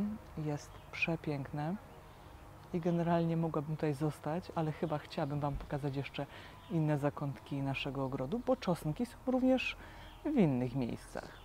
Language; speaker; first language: Polish; native; Polish